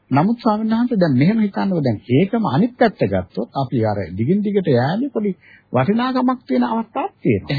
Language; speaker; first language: Sinhala; native; Sinhala